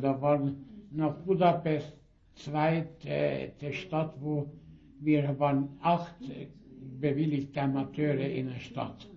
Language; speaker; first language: German; early bilingual, heritage; German